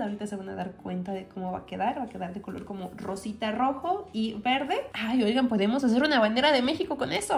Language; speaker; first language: Spanish; native; Spanish